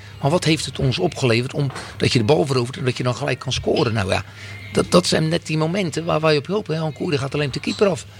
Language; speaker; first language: Dutch; native; Dutch